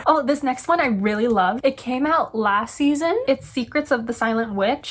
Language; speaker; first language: English; native; English